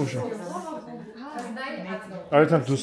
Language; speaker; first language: Russian; non-native, fluent; Armenian